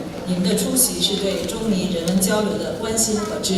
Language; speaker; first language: Chinese; native; Chinese